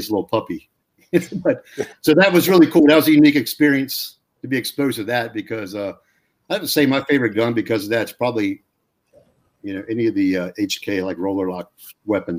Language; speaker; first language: English; native; English